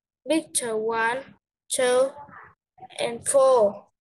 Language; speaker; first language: English; non-native, learner; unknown